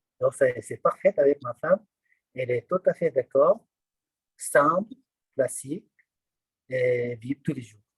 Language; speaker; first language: French; non-native, fluent; Nepali